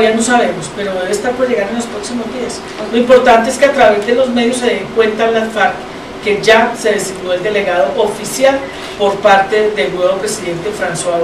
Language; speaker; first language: Spanish; native; Spanish